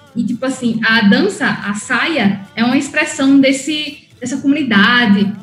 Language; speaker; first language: Portuguese; early bilingual, heritage; Spanish